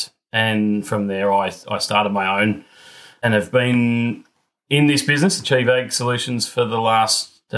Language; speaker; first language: English; native; English